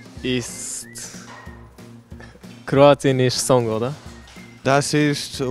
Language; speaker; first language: German; non-native, learner; Japanese